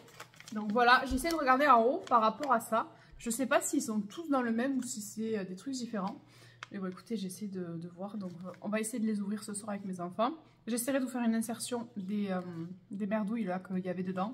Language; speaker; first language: French; native; French